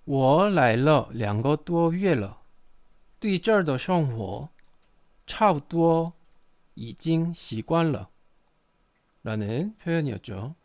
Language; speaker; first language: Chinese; non-native, fluent; Korean